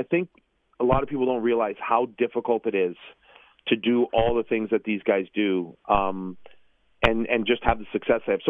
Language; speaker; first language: English; native; English